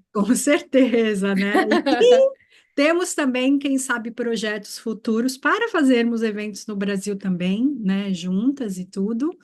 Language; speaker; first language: Portuguese; native; Portuguese